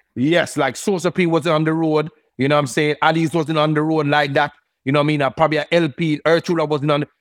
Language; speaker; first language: English; native; English